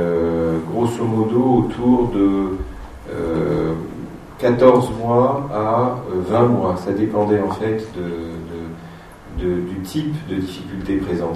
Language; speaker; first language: French; native; French